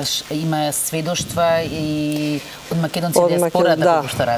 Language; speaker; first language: Macedonian; native; Macedonian